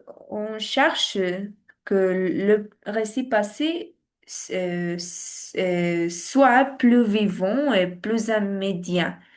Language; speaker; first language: French; non-native, learner; Spanish